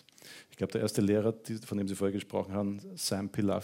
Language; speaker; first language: German; native; German